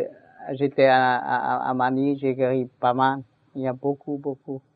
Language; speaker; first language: French; non-native, learner; Vietnamese